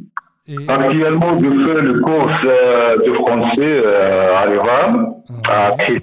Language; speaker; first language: French; non-native, learner; Arabic